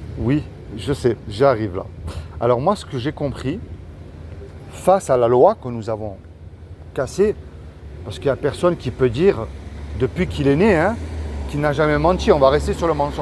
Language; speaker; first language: French; native; French